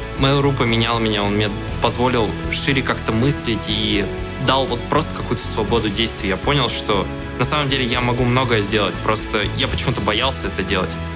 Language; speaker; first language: Russian; native; Russian